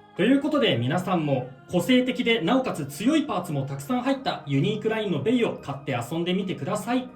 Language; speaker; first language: Japanese; native; Japanese